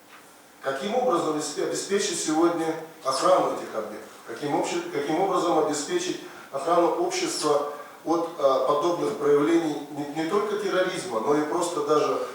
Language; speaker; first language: Russian; native; Russian